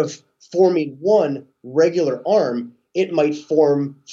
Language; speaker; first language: English; native; English